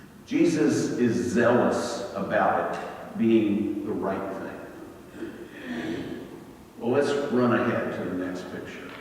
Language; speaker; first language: English; native; English